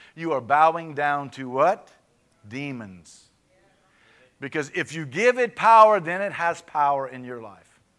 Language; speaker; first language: English; native; English